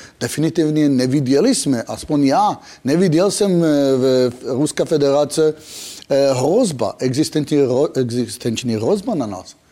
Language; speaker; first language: Czech; non-native, fluent; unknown